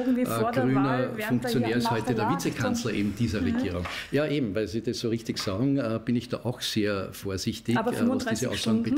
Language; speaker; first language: German; native; German